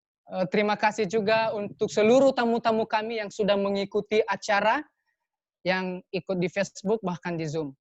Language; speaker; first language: Indonesian; native; Indonesian